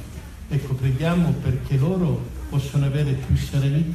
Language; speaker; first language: Italian; native; Italian